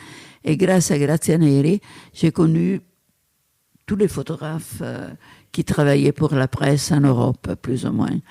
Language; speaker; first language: French; non-native, fluent; Italian